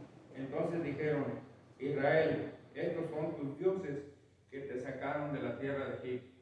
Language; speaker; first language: Spanish; native; Spanish